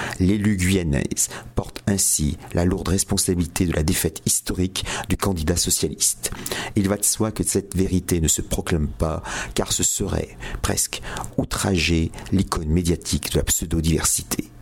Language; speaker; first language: French; native; French